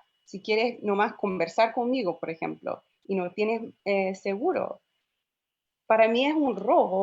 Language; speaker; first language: Spanish; non-native, fluent; English